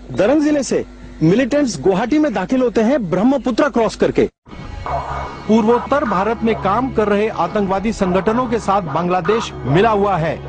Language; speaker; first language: Hindi; native; Hindi